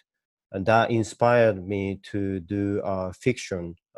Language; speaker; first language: English; non-native, fluent; Japanese